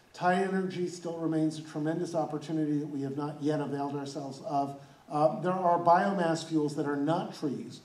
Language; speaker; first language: English; native; English